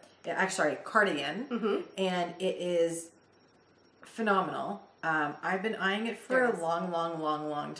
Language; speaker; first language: English; native; English